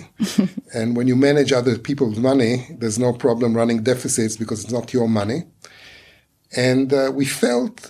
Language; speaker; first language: English; non-native, fluent; Hebrew